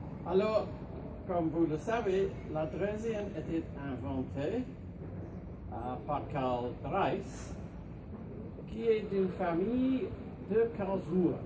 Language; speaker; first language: French; non-native, learner; English